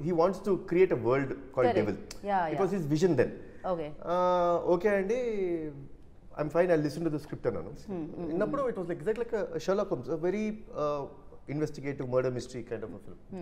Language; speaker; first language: Telugu; native; Telugu